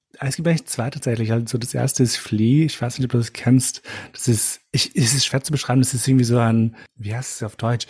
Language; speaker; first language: German; early bilingual, other home language; Albanian